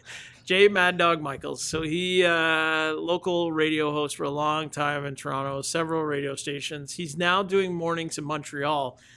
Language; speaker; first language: English; native; English